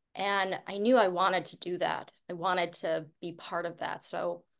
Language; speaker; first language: English; native; English